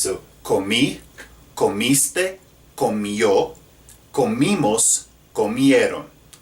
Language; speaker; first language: Spanish; non-native, fluent; English